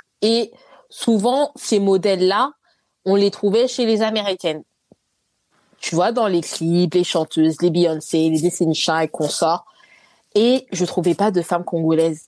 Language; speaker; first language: French; native; French